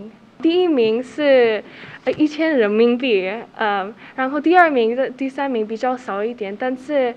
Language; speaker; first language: Chinese; early bilingual, heritage; Chinese